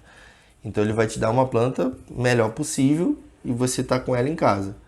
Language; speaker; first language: Portuguese; native; Portuguese